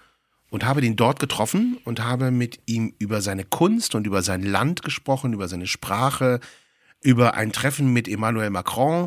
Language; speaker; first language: German; native; German